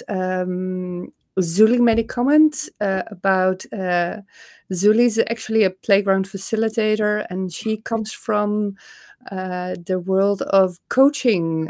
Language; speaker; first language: English; non-native, fluent; Dutch